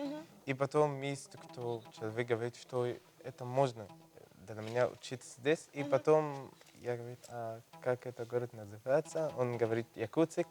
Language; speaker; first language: Russian; non-native, learner; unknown